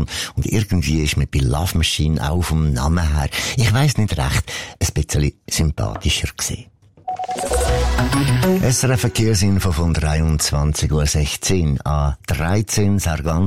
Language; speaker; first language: German; native; German